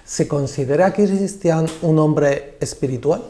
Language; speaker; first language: Spanish; native; Spanish